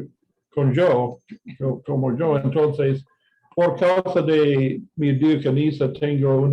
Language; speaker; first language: Spanish; non-native, fluent; English